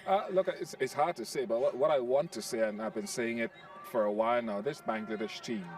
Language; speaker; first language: English; native; English